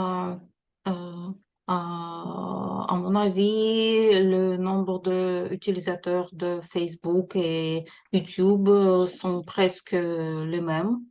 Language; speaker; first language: French; non-native, learner; Russian